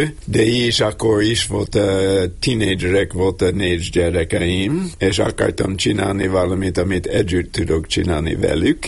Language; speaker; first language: Hungarian; non-native, learner; English